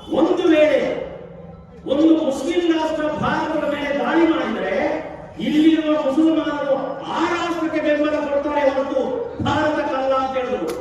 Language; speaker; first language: Kannada; non-native, local second language; Kodava